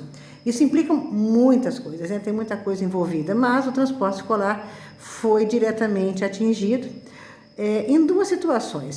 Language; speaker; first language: Portuguese; native; Portuguese